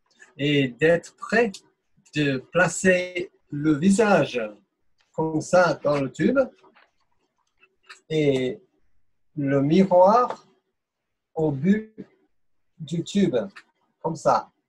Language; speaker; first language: French; non-native, fluent; English